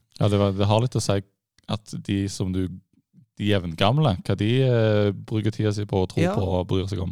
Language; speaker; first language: Norwegian; native; Norwegian